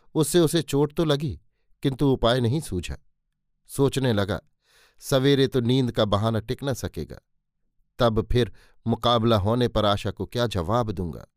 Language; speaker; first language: Hindi; native; Hindi